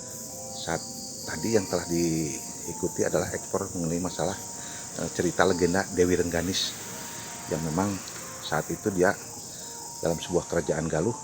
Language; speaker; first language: Indonesian; native; Indonesian